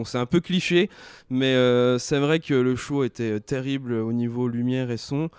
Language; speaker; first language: French; native; French